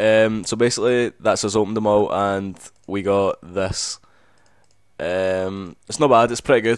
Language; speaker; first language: English; native; English